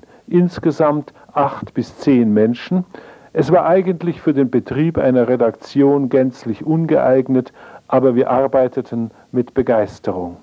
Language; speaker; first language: German; native; German